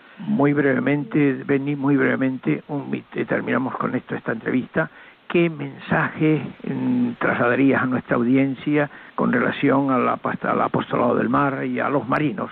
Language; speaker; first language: Spanish; native; Spanish